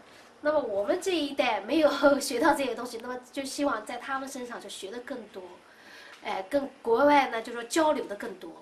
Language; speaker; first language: Chinese; native; Chinese